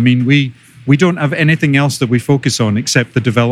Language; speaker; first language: English; native; English